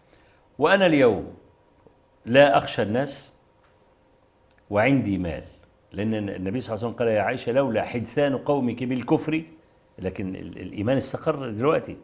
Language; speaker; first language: Arabic; native; Arabic